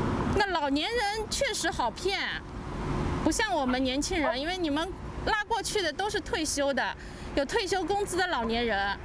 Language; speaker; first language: Chinese; native; Chinese